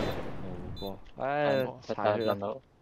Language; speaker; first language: Cantonese; native; Cantonese